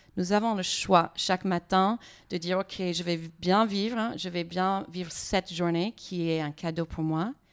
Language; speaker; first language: French; non-native, fluent; English